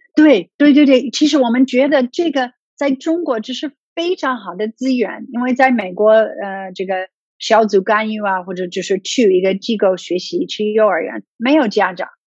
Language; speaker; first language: Chinese; non-native, fluent; English